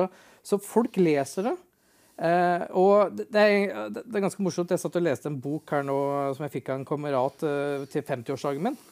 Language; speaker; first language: Norwegian; native; Norwegian